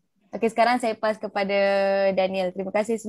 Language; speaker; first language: Malay; native; Malay